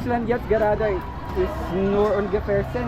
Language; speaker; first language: German; non-native, learner; Filipino